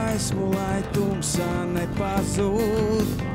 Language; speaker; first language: Latvian; native; Latvian